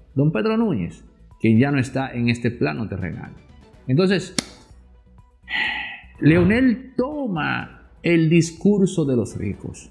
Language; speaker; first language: Spanish; native; Spanish